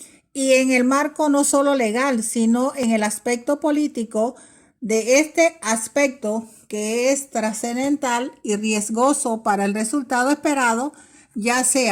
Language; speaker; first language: Spanish; native; Spanish